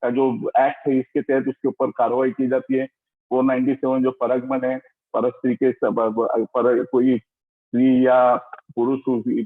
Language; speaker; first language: Hindi; non-native, local second language; Marathi